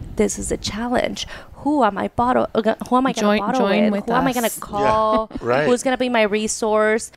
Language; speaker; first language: English; early bilingual, other home language; Spanish